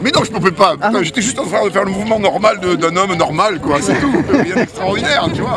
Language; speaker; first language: French; native; French